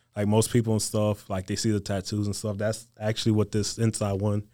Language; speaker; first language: English; native; English